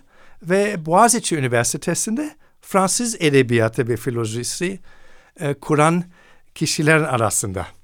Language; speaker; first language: Turkish; non-native, fluent; German